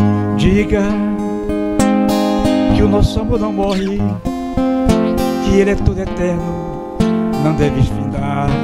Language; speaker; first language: Portuguese; native; Portuguese